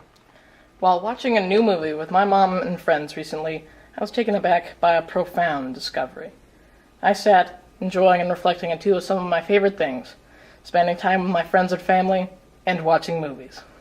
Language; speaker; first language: English; native; English